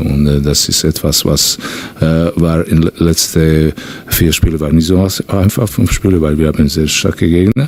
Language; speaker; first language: German; non-native, learner; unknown